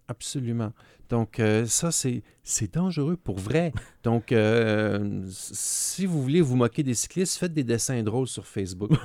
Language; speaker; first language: French; native; French